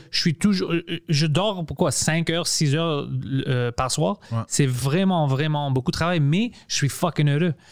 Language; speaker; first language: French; non-native, local second language; English